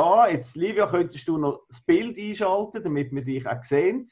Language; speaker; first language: German; native; German